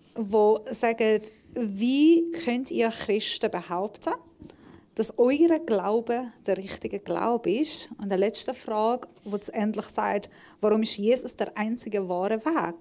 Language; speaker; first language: German; non-native, fluent; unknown